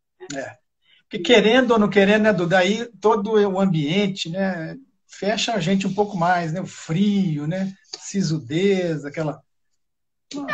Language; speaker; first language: Portuguese; native; Portuguese